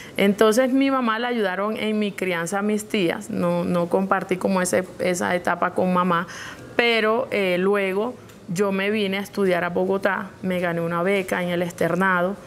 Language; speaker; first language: Spanish; non-native, local second language; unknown